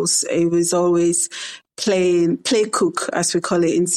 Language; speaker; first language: English; non-native, local second language; Krio